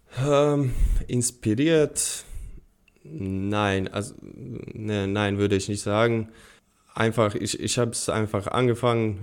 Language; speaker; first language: German; non-native, fluent; Bosnian